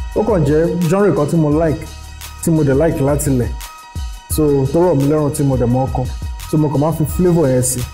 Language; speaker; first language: Yoruba; native; Yoruba